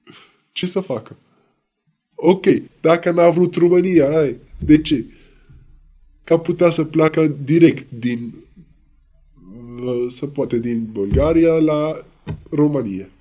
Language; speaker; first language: Romanian; non-native, learner; Arabic